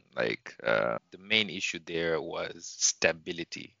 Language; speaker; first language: English; non-native, local second language; Shona